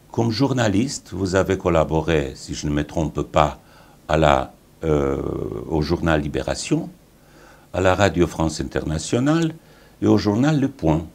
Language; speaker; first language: French; non-native, fluent; Romanian